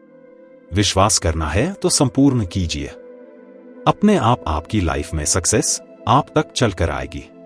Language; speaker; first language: Hindi; native; Hindi